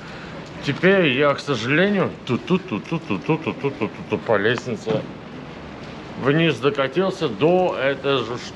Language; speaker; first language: Russian; native; Russian